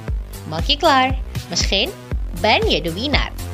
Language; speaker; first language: Dutch; non-native, fluent; Indonesian